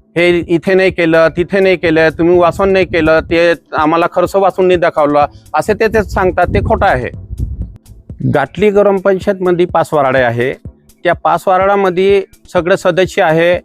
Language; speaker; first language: Marathi; non-native, local second language; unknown